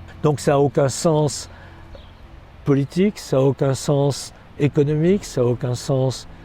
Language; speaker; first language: French; native; French